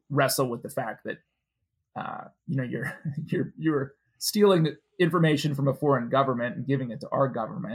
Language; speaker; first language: English; native; English